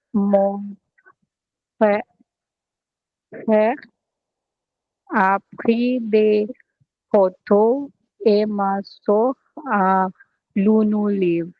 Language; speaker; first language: French; non-native, learner; Bangla